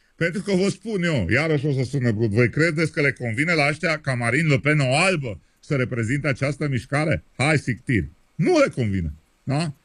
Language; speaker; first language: Romanian; native; Romanian